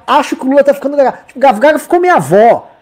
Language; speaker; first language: Portuguese; native; Portuguese